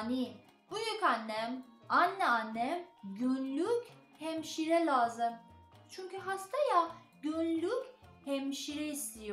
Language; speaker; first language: Turkish; non-native, learner; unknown